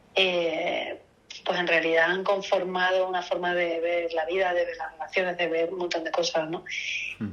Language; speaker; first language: Spanish; native; Spanish